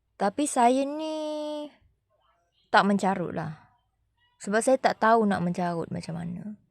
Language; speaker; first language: Malay; native; Malay